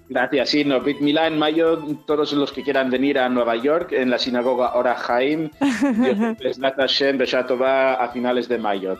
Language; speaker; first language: Spanish; native; Spanish